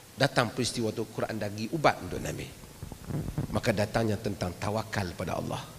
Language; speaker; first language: Malay; native; Malay